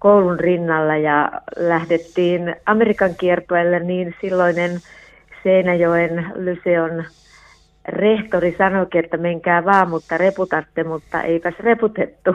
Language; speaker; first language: Finnish; native; Finnish